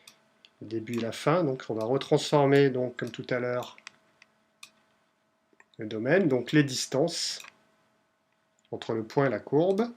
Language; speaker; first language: French; native; French